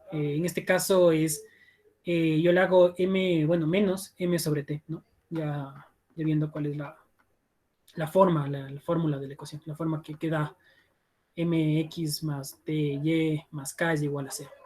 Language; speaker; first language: Spanish; native; Spanish